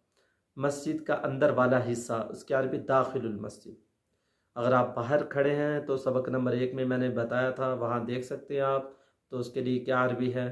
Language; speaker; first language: Urdu; native; Urdu